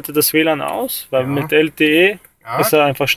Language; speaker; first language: German; native; German